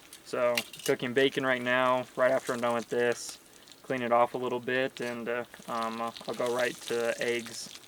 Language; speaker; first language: English; native; English